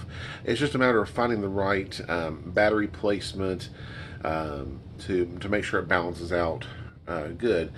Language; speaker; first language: English; native; English